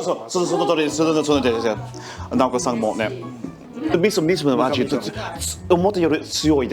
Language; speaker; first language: Japanese; non-native, learner; English